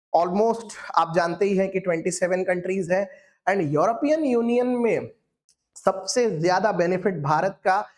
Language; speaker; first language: Hindi; non-native, local second language; Marathi